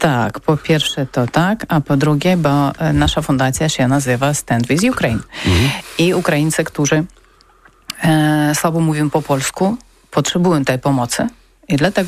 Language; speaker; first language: Polish; non-native, learner; Ukrainian